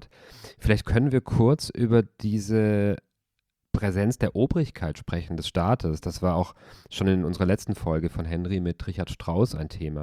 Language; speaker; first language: German; native; German